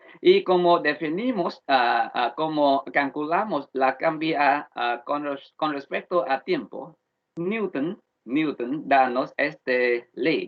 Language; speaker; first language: Spanish; non-native, learner; Vietnamese